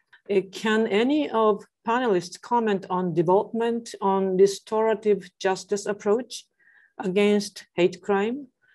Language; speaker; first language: English; non-native, fluent; Japanese